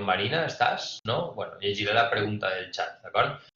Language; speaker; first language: Spanish; non-native, local second language; Catalan